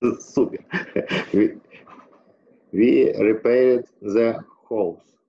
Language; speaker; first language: English; non-native, learner; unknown